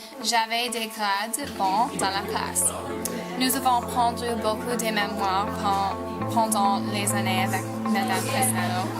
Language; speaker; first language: French; non-native, learner; English